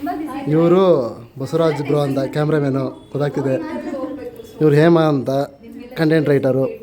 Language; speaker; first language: Kannada; native; Kannada